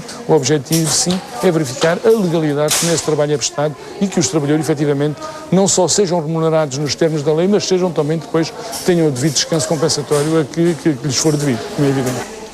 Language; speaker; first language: Portuguese; native; Portuguese